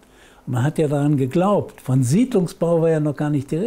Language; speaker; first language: German; native; German